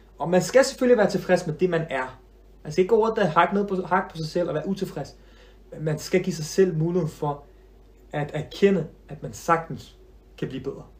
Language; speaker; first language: Danish; early bilingual, other home language; Arabic